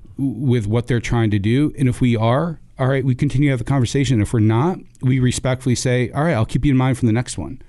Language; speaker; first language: English; native; English